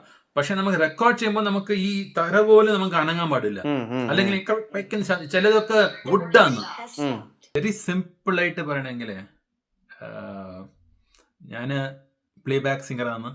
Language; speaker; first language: Malayalam; early bilingual, heritage; Malayalam